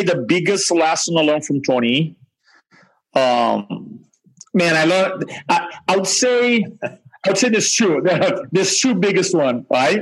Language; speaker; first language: English; non-native, fluent; Portuguese